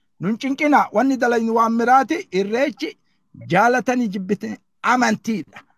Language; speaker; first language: Oromo; native; Oromo